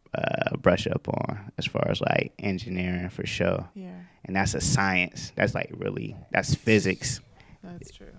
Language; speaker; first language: English; native; English